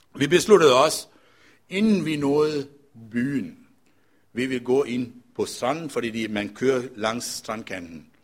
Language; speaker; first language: Danish; non-native, fluent; Sinhala